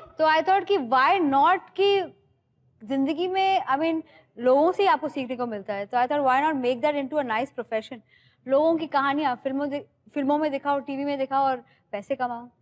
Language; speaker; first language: Hindi; native; Hindi